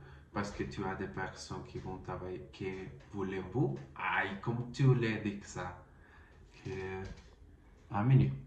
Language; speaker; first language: French; non-native, learner; Spanish